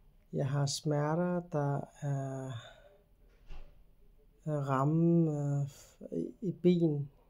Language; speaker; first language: Danish; non-native, learner; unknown